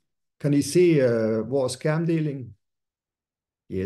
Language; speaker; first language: Danish; non-native, fluent; German